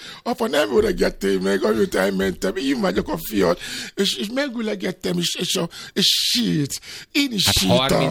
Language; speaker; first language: Hungarian; non-native, fluent; Yoruba